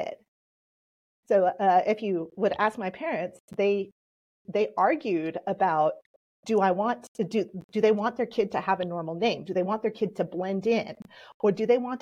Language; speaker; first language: English; early bilingual, other home language; Polish